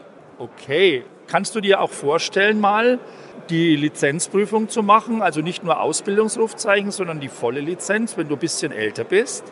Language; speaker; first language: German; native; German